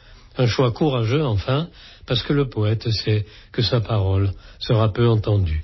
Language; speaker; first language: French; native; French